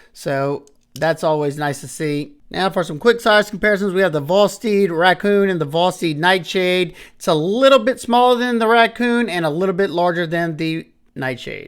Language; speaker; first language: English; native; English